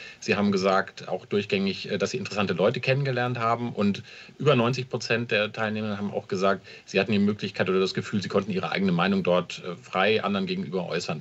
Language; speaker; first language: German; native; German